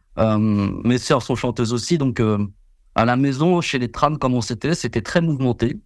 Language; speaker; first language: French; early bilingual, other home language; Vietnamese